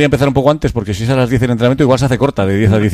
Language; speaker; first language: Spanish; native; Spanish